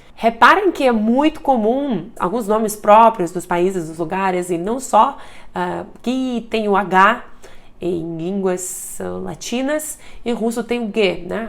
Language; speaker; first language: Portuguese; non-native, fluent; Russian